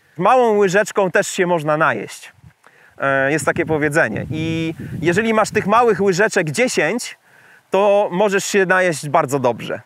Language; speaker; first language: Polish; native; Polish